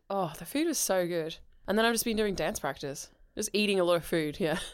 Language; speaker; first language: English; native; English